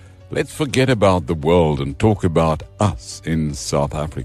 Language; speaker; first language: English; non-native, local second language; Afrikaans